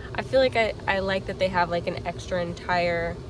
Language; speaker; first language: English; native; English